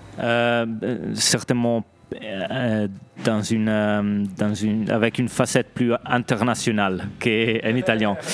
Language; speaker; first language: French; non-native, local second language; Italian